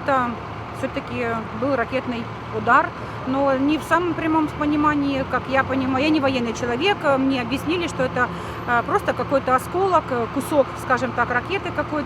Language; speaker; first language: Russian; native; Russian